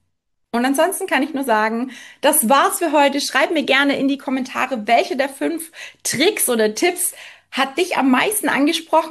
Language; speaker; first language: German; native; German